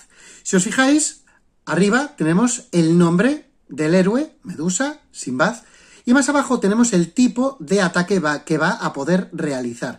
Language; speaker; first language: Spanish; native; Spanish